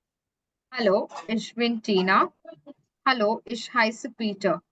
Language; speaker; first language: German; non-native, learner; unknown